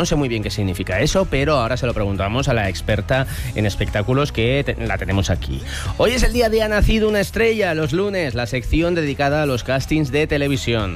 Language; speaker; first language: Spanish; native; Spanish